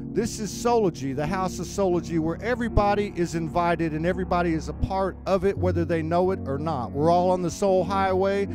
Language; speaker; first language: English; native; English